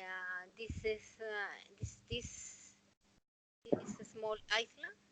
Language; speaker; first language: English; non-native, learner; Spanish